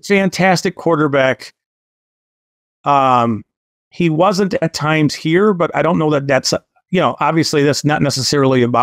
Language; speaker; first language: English; native; English